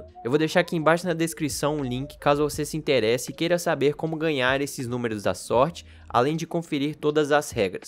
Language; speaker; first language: Portuguese; native; Portuguese